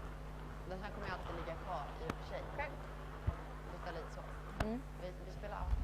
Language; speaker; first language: Swedish; native; Swedish